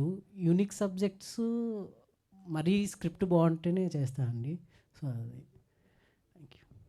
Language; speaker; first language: Telugu; native; Telugu